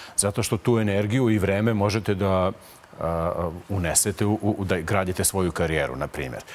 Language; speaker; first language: Bosnian; native; Bosnian